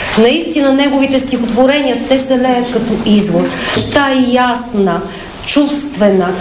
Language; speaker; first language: Bulgarian; native; Bulgarian